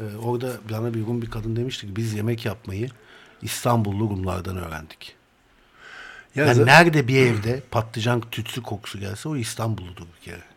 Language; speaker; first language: Turkish; native; Turkish